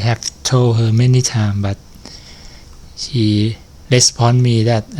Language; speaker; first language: English; non-native, learner; Thai